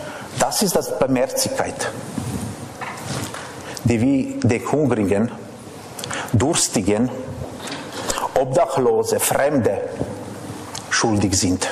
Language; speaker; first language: German; non-native, fluent; Serbian